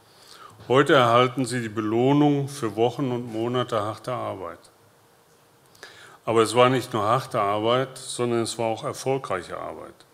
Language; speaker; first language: German; native; German